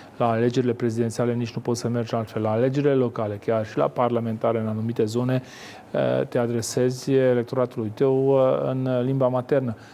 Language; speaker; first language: Romanian; non-native, local second language; Hungarian